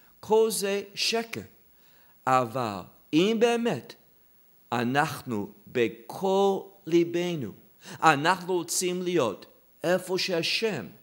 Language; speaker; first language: Hebrew; non-native, fluent; English